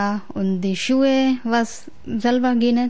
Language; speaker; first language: German; non-native, learner; Punjabi